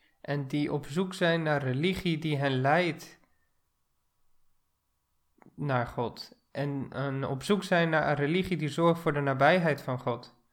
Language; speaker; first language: Dutch; non-native, fluent; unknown